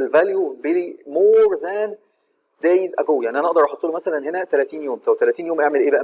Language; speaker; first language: Arabic; native; Arabic